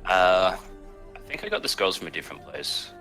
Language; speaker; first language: English; native; English